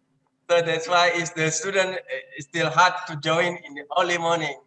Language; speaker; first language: English; non-native, learner; Indonesian